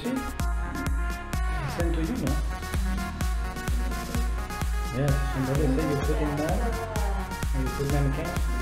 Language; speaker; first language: English; non-native, learner; French